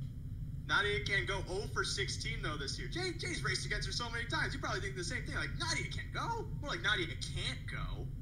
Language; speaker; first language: English; native; English